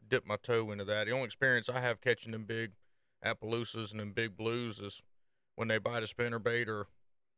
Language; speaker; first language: English; native; English